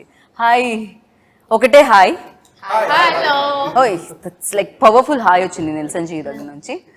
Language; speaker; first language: Telugu; native; Telugu